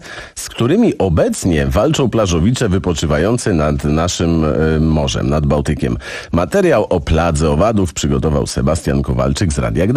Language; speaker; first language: Polish; native; Polish